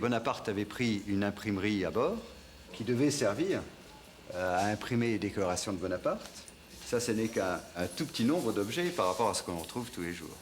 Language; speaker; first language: French; native; French